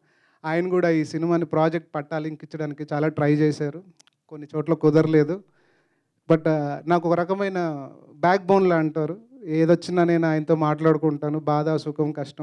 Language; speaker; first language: Telugu; native; Telugu